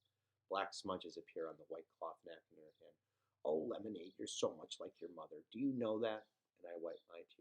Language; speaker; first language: English; native; English